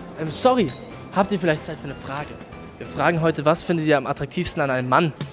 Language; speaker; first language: German; early bilingual, other home language; Polish